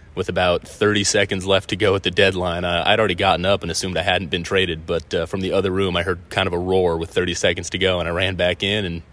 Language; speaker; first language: English; native; English